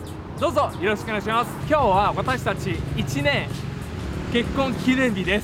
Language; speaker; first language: Japanese; non-native, fluent; Vietnamese